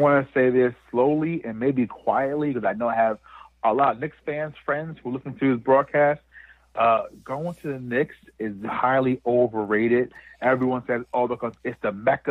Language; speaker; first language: English; native; English